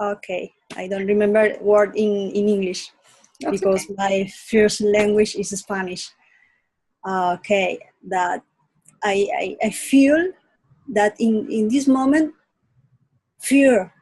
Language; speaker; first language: English; non-native, learner; Spanish